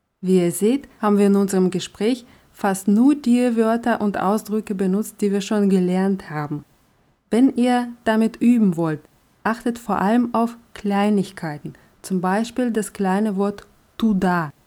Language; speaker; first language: German; non-native, fluent; Russian